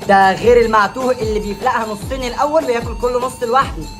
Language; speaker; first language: Arabic; native; Arabic